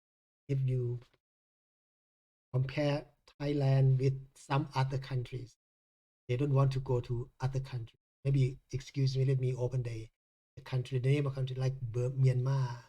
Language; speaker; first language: English; non-native, fluent; Thai